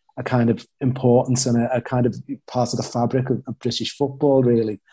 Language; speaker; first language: English; native; English